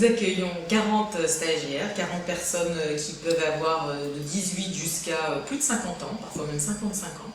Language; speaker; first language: French; native; French